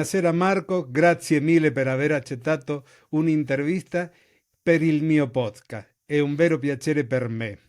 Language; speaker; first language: Italian; non-native, learner; Spanish